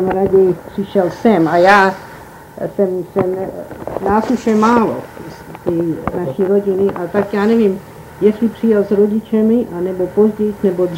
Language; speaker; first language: Czech; early bilingual, heritage; Czech